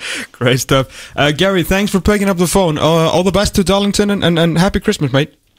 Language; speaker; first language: English; non-native, fluent; Icelandic